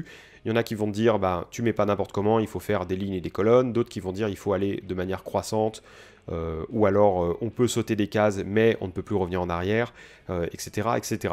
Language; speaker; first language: French; native; French